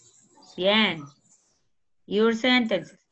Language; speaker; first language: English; non-native, learner; Spanish